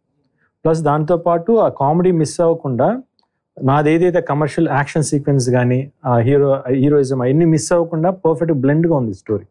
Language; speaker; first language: Telugu; native; Telugu